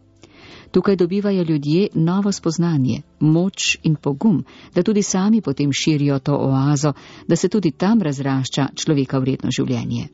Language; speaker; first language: Slovenian; native; Slovenian